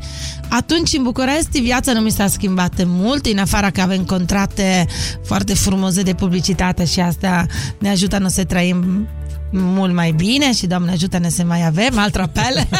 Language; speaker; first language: Romanian; non-native, fluent; Italian